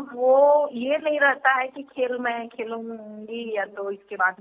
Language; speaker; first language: Hindi; native; Hindi